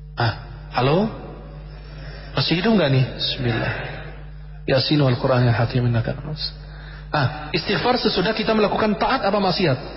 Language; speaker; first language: Indonesian; non-native, fluent; Arabic